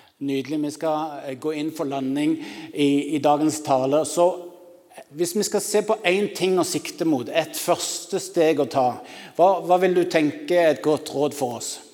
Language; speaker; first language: Norwegian; native; Norwegian